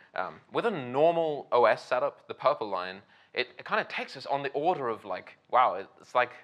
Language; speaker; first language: English; native; English